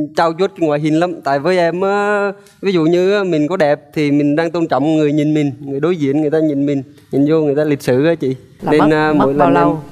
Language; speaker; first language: Vietnamese; native; Vietnamese